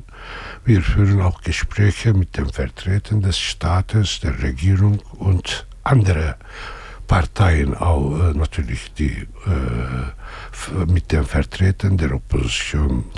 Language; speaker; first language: German; non-native, fluent; Kurdish